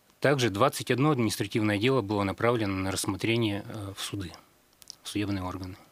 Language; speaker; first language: Russian; native; Russian